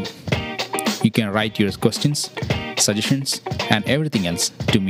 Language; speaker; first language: English; non-native, local second language; Malayalam